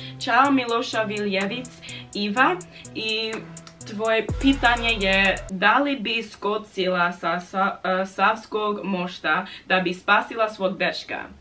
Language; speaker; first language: Bosnian; non-native, learner; English